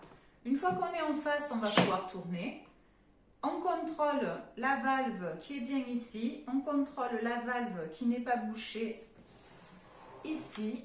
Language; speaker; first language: French; native; French